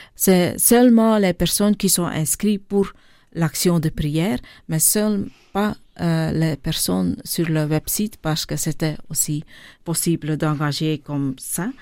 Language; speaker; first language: French; non-native, local second language; Dutch